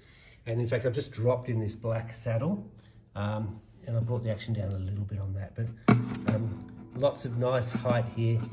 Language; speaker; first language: English; native; English